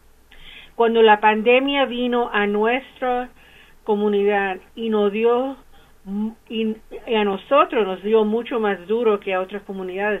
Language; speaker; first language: Spanish; early bilingual, heritage; English